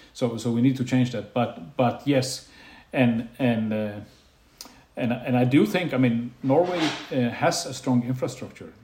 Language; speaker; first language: English; non-native, fluent; Faroese